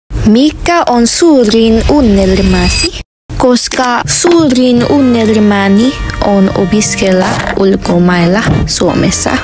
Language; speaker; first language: Finnish; non-native, learner; Vietnamese